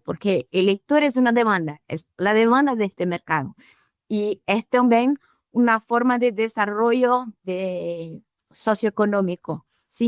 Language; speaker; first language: Spanish; non-native, fluent; Portuguese